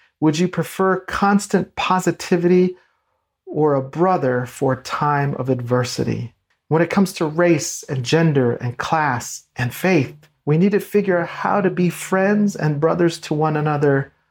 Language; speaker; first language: English; native; English